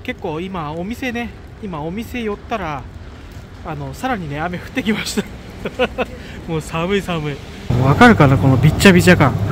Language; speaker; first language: Japanese; native; Japanese